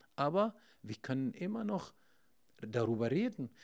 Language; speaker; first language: German; non-native, fluent; Arabic